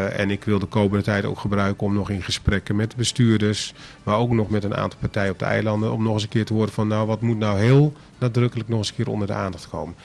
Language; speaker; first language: Dutch; non-native, local second language; Papiamento